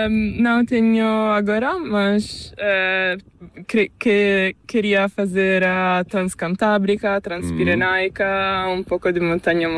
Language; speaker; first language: Spanish; non-native, learner; Portuguese